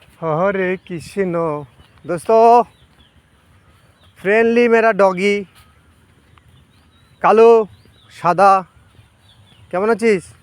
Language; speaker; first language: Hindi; non-native, local second language; Bangla